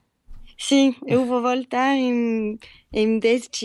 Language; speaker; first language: Portuguese; non-native, learner; French